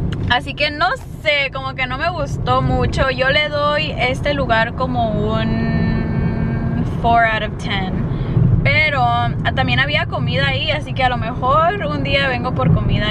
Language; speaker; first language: Spanish; early bilingual, heritage; Spanish